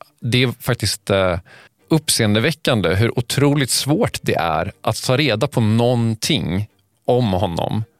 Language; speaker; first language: Swedish; native; Swedish